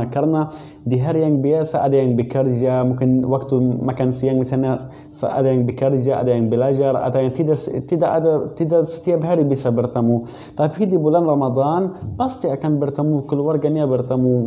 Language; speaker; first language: Indonesian; non-native, learner; Arabic